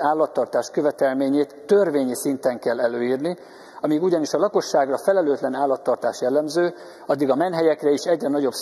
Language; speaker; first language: Hungarian; native; Hungarian